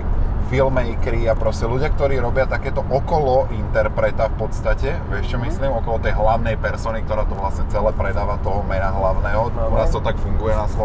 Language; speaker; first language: Slovak; native; Slovak